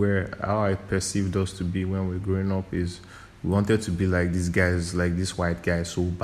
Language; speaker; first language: English; non-native, local second language; Yoruba